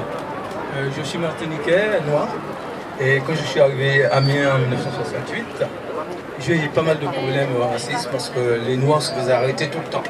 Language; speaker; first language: French; native; French